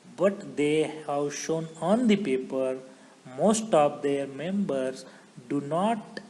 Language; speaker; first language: English; non-native, local second language; Marathi